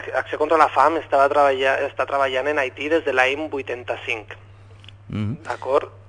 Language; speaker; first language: Catalan; non-native, local second language; Spanish